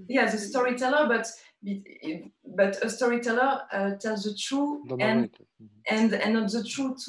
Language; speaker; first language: English; non-native, learner; French